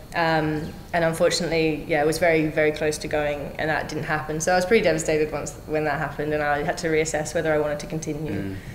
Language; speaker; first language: English; native; English